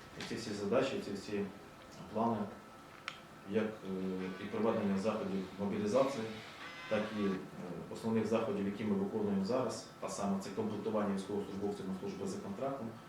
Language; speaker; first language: Ukrainian; native; Ukrainian